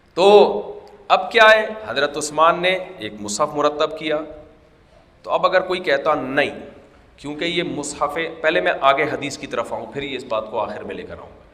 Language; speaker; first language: Urdu; native; Urdu